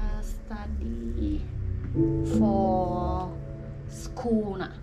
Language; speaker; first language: English; non-native, learner; Thai